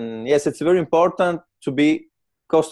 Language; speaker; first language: English; non-native, learner; Italian